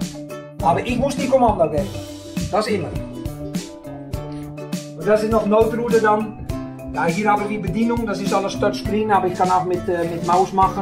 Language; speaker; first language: German; non-native, learner; Dutch